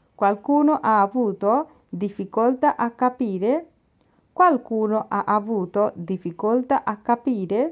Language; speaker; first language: Italian; non-native, learner; Bangla